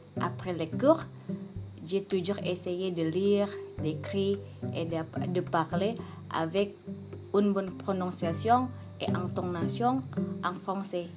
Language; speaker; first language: French; non-native, learner; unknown